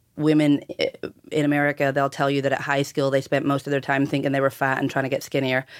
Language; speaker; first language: English; native; English